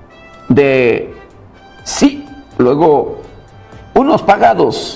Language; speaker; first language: Spanish; native; Spanish